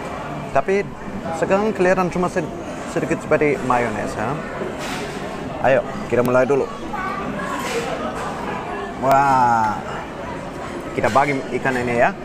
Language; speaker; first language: Indonesian; non-native, fluent; German